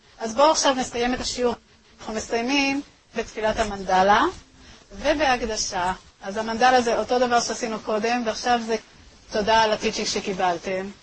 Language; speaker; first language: Hebrew; native; Hebrew